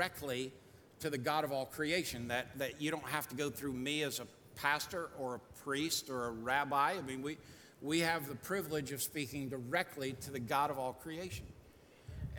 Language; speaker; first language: English; native; English